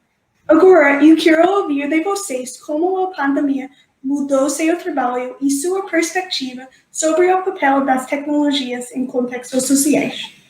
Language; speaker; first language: Portuguese; non-native, fluent; English